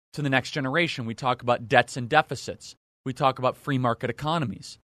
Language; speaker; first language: English; native; English